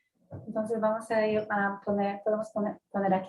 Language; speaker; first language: Spanish; early bilingual, heritage; Spanish